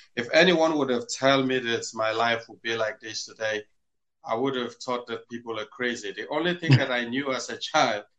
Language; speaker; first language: English; non-native, local second language; Krio